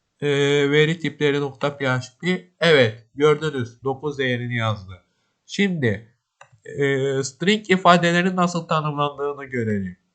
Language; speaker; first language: Turkish; native; Turkish